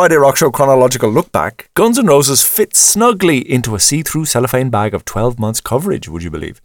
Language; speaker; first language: English; native; English